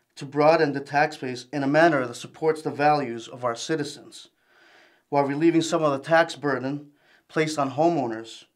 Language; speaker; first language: English; early bilingual, other home language; Spanish